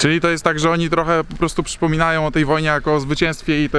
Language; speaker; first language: Polish; native; Polish